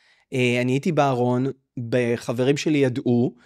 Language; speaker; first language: Hebrew; native; Hebrew